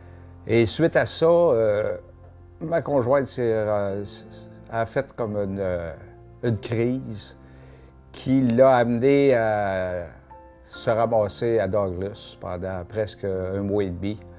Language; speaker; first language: French; native; French